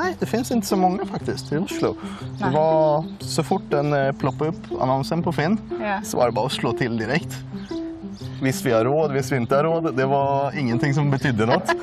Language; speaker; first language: Norwegian; native; Norwegian